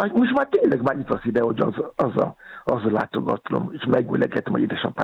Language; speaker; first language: Hungarian; non-native, fluent; Yoruba